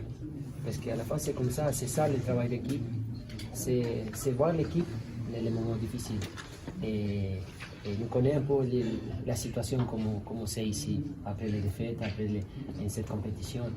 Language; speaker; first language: French; non-native, learner; Spanish